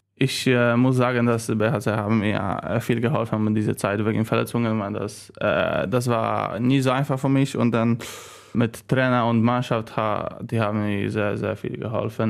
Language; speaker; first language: German; non-native, learner; Polish